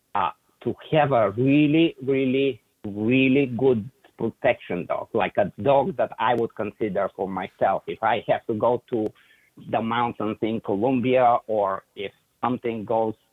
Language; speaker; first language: English; non-native, fluent; Bulgarian